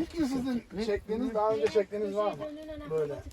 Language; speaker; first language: Turkish; native; Turkish